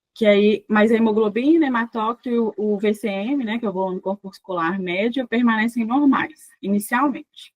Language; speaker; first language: Portuguese; native; Portuguese